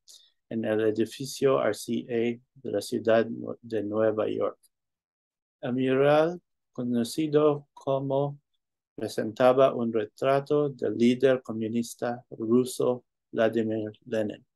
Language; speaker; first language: Spanish; non-native, learner; English